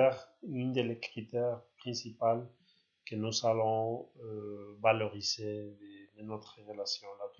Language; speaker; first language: French; non-native, learner; Spanish